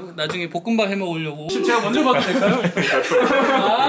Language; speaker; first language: Korean; native; Korean